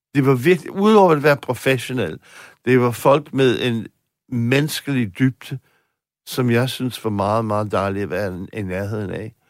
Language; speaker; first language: Danish; non-native, fluent; English